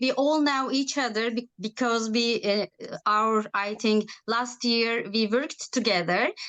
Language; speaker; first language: English; non-native, learner; Turkish